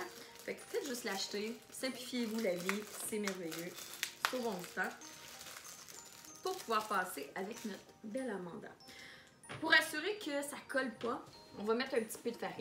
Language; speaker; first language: French; native; French